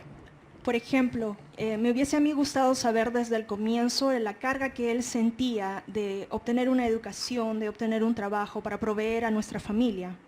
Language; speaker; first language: Spanish; native; Spanish